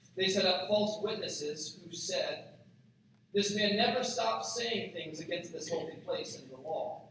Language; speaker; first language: English; native; English